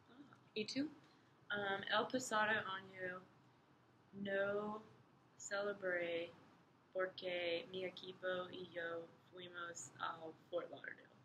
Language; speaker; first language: Spanish; non-native, learner; English